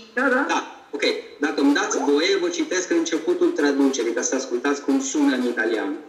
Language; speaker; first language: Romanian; non-native, fluent; Italian